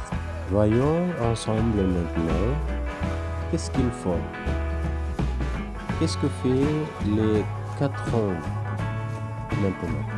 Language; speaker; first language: French; non-native, fluent; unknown